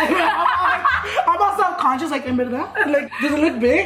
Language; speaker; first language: English; early bilingual, other home language; Spanish